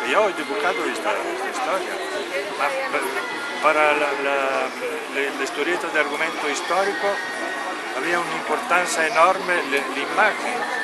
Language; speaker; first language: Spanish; non-native, learner; Italian